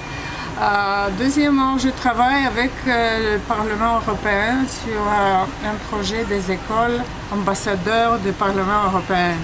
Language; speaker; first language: French; non-native, fluent; Bulgarian